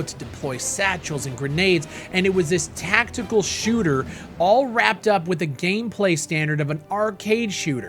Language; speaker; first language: English; native; English